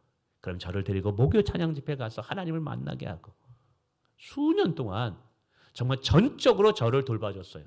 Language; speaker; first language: Korean; native; Korean